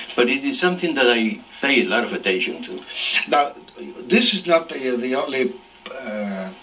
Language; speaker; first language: English; non-native, fluent; Spanish